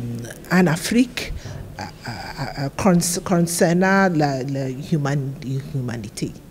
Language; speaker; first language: French; non-native, learner; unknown